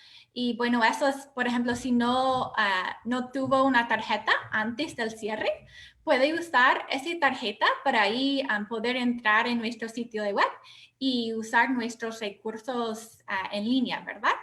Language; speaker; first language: Spanish; non-native, fluent; English